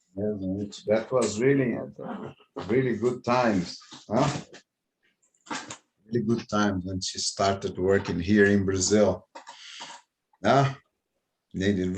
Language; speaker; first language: English; non-native, fluent; Portuguese